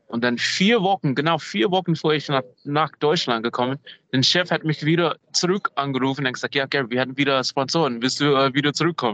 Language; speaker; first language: German; non-native, fluent; English